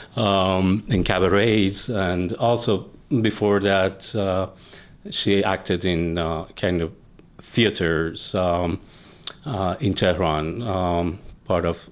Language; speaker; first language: English; non-native, fluent; Persian